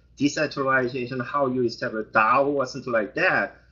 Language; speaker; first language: English; non-native, fluent; Korean